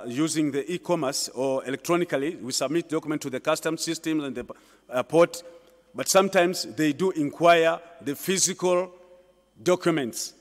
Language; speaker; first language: English; non-native, local second language; Swahili